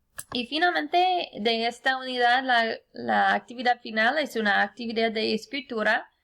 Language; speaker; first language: Spanish; non-native, fluent; English